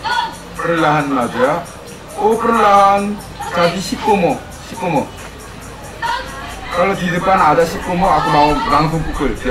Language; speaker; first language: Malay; non-native, fluent; Korean